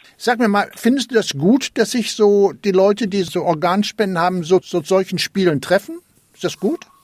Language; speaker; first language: German; native; German